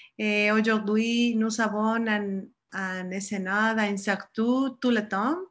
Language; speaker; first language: French; non-native, learner; Spanish